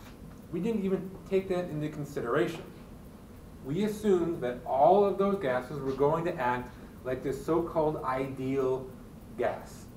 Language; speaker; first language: English; native; English